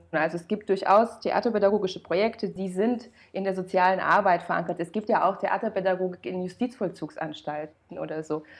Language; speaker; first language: German; non-native, fluent; Romanian